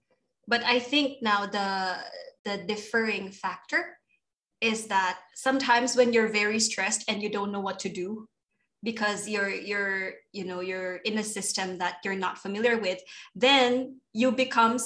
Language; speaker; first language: English; non-native, local second language; Filipino